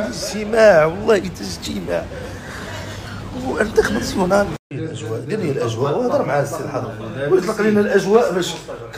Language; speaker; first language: Arabic; native; Arabic